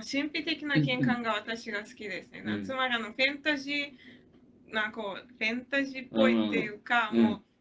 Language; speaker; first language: Japanese; non-native, fluent; Bulgarian